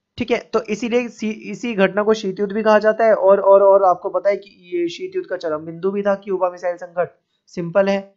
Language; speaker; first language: Hindi; native; Hindi